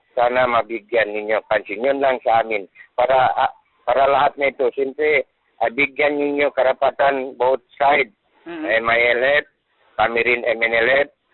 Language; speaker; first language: Filipino; non-native, local second language; Maguindanaon